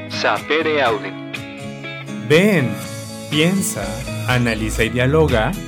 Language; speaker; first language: Spanish; native; Spanish